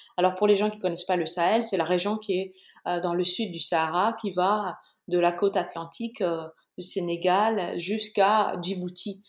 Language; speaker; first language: French; non-native, local second language; Bambara